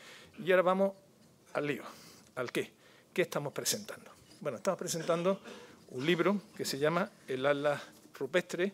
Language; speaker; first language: Spanish; native; Spanish